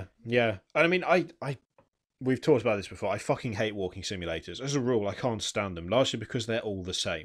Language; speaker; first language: English; native; English